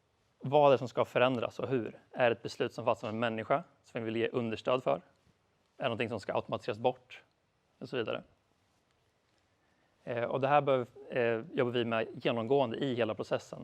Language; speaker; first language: Swedish; native; Swedish